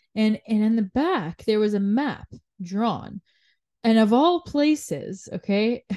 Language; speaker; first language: English; native; English